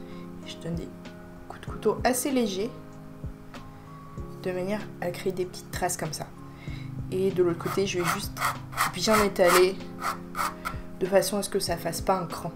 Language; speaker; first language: French; native; French